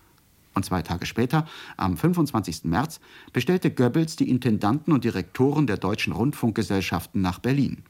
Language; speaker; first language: German; native; German